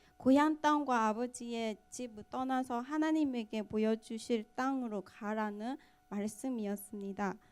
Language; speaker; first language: Korean; non-native, fluent; Burmese